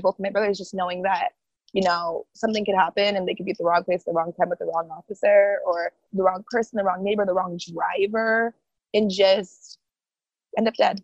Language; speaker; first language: English; early bilingual, other home language; Haitian Creole